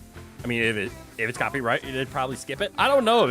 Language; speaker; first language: English; native; English